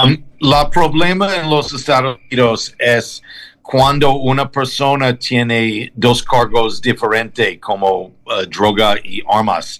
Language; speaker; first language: Spanish; non-native, learner; English